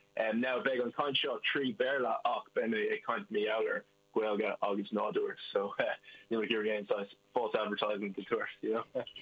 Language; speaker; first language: Irish; non-native, local second language; English